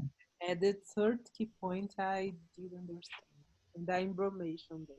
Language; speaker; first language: English; non-native, learner; Portuguese